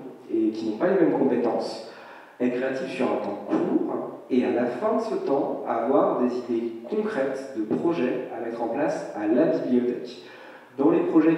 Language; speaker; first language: French; native; French